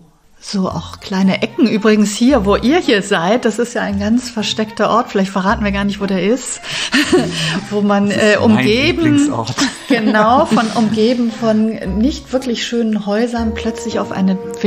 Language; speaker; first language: German; native; German